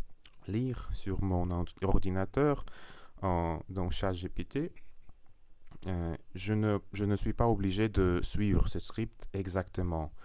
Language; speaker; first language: French; non-native, learner; Russian